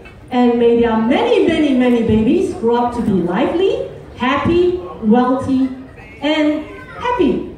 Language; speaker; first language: English; non-native, local second language; Chinese